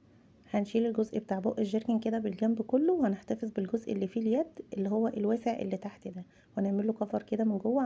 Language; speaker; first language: Arabic; native; Arabic